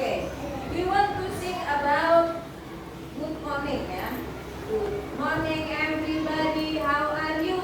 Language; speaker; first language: English; non-native, learner; Indonesian